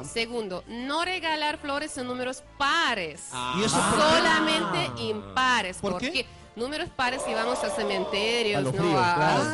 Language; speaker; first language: Spanish; non-native, fluent; Russian